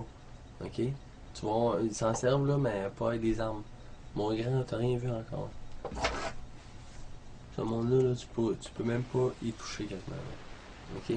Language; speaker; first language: French; native; French